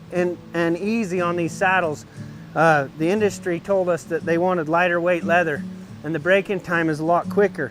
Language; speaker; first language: English; native; English